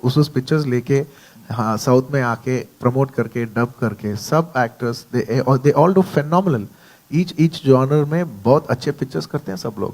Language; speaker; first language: Hindi; non-native, local second language; Telugu